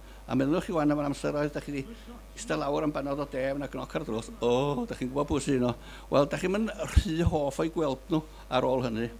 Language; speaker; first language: Welsh; native; Welsh